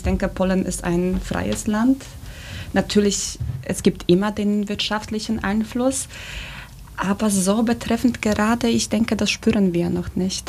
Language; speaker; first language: German; non-native, fluent; Polish